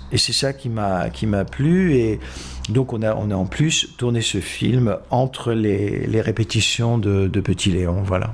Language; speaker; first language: French; native; French